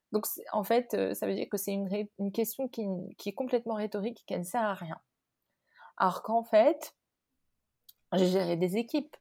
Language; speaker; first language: French; non-native, local second language; Arabic